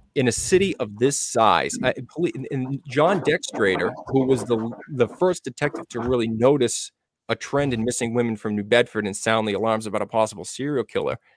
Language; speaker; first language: English; native; English